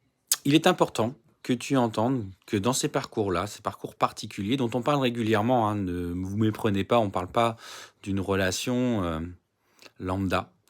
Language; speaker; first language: French; native; French